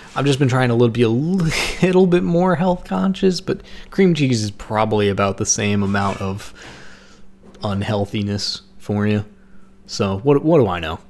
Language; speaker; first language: English; native; English